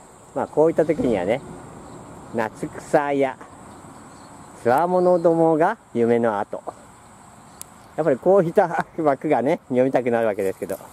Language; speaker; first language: Japanese; native; Japanese